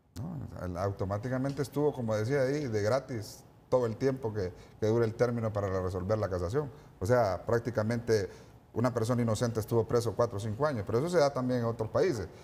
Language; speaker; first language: Spanish; native; Spanish